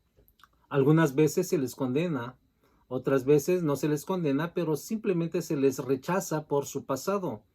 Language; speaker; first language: Spanish; native; Spanish